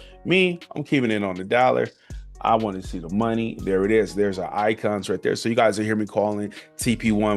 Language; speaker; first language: English; native; English